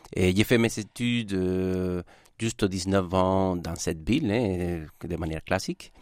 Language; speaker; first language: French; non-native, fluent; Spanish